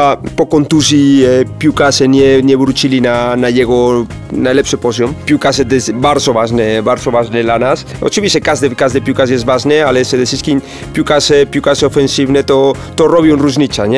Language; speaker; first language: Polish; non-native, fluent; Spanish